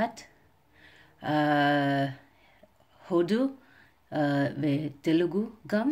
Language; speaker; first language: Hebrew; non-native, learner; Telugu